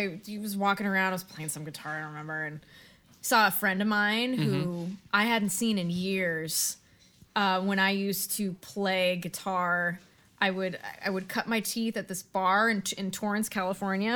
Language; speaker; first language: English; native; English